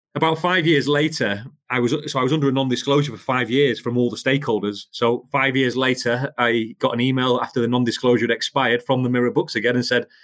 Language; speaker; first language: English; native; English